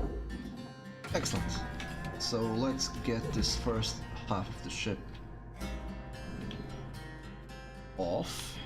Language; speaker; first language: English; native; English